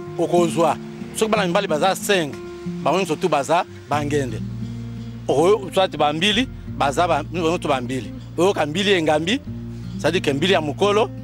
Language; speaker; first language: Lingala; non-native, local second language; Mongo